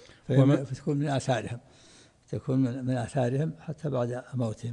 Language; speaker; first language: Arabic; native; Arabic